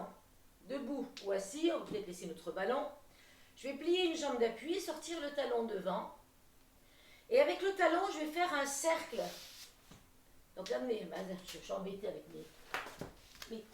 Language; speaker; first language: French; native; French